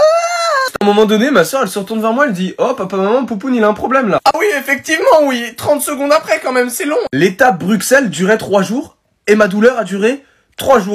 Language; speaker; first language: French; native; French